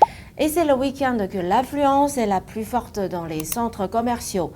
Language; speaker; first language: French; non-native, fluent; Chinese